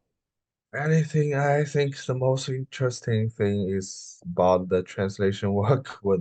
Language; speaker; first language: English; non-native, learner; Chinese